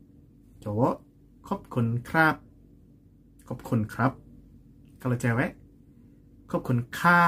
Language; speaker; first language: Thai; non-native, learner; Indonesian